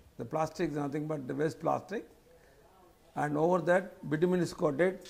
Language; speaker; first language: English; non-native, local second language; Tamil